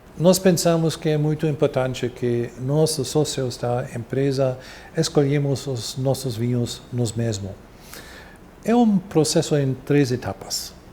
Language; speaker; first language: Portuguese; non-native, fluent; German